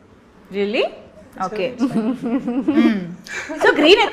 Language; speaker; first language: Telugu; native; Telugu